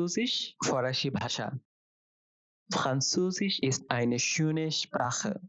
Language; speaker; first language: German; non-native, fluent; Bangla